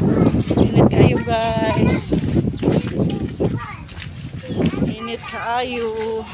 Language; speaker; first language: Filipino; non-native, local second language; Cebuano